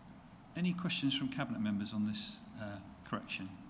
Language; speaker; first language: English; native; English